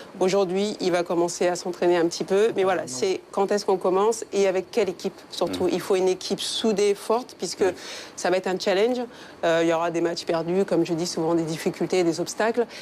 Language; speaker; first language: French; early bilingual, other home language; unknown